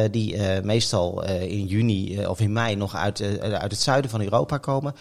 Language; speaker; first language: Dutch; native; Dutch